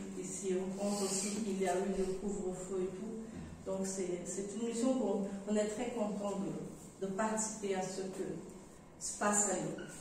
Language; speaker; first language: French; non-native, fluent; Portuguese